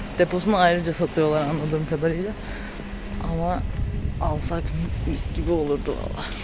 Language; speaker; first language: Turkish; native; Turkish